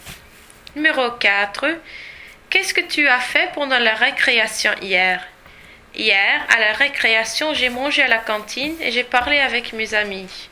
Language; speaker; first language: French; non-native, learner; English